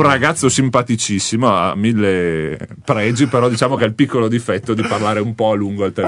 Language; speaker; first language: Italian; native; Italian